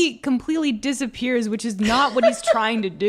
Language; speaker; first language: English; native; English